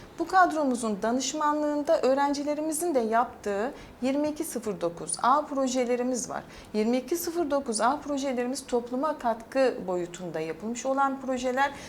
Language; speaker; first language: Turkish; native; Turkish